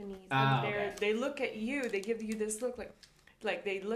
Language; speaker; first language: English; non-native, local second language; Cebuano